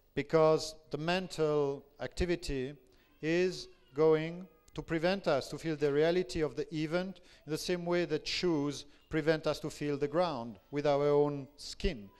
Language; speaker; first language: English; non-native, fluent; French